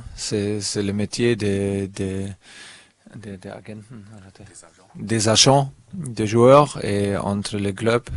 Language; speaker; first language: French; non-native, fluent; German